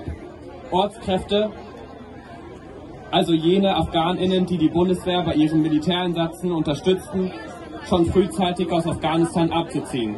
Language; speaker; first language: German; native; German